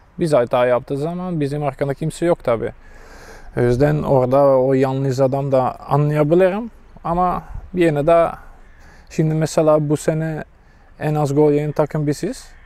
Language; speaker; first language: Turkish; non-native, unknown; Dutch